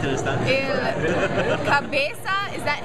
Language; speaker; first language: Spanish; non-native, learner; English